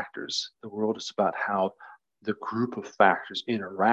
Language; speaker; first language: English; native; English